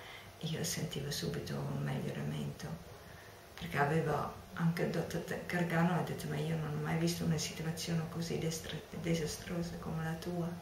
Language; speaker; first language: Italian; non-native, fluent; Dutch